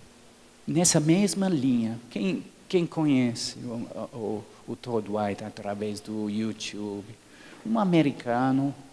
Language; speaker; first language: Portuguese; non-native, fluent; English